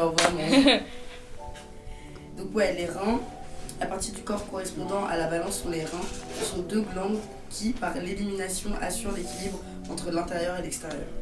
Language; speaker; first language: French; native; French